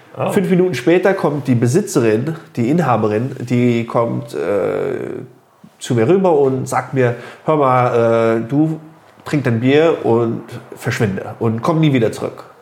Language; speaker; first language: German; non-native, local second language; Luxembourgish